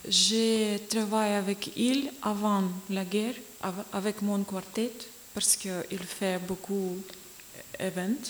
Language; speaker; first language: French; non-native, learner; Ukrainian